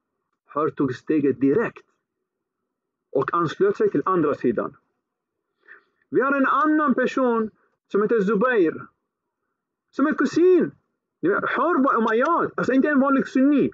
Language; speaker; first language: Swedish; early bilingual, other home language; Arabic